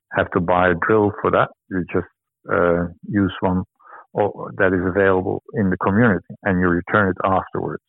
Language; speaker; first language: English; non-native, fluent; Dutch